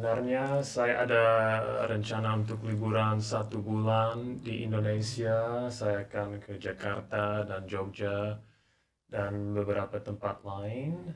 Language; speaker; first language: Indonesian; non-native, learner; English